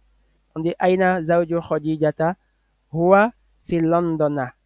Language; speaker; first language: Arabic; non-native, fluent; French